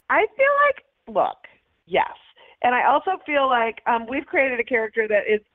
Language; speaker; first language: English; native; English